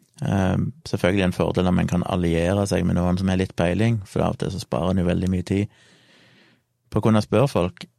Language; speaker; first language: Norwegian; native; Norwegian